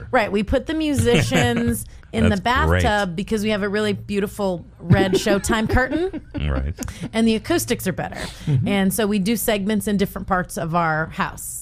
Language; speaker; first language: English; native; English